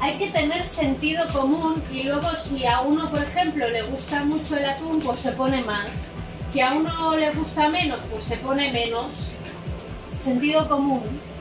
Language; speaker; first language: Spanish; native; Spanish